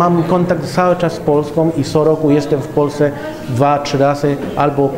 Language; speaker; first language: Polish; non-native, fluent; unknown